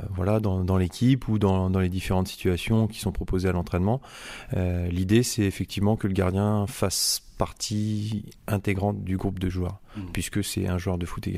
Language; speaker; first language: French; native; French